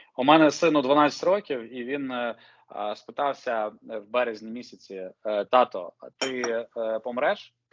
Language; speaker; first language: Ukrainian; native; Ukrainian